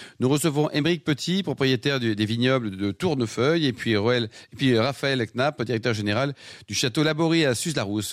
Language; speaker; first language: French; native; French